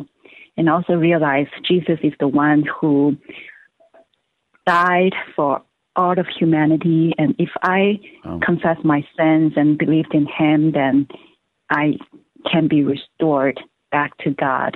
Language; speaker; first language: English; non-native, local second language; Cantonese